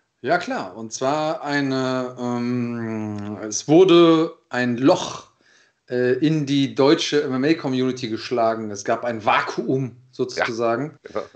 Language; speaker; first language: German; native; German